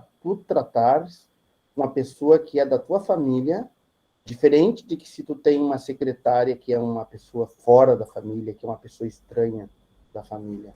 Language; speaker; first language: Portuguese; native; Portuguese